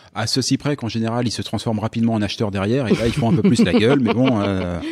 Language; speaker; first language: French; native; French